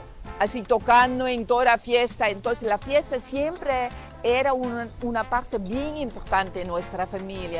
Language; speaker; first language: Spanish; non-native, fluent; Dutch